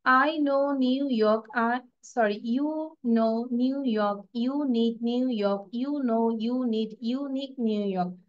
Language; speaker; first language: English; non-native, local second language; Bangla